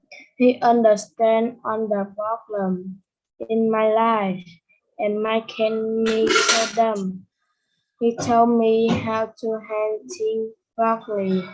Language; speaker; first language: English; non-native, learner; Vietnamese